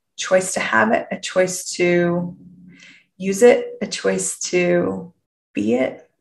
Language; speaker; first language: English; native; English